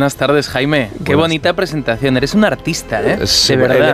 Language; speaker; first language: Spanish; native; Spanish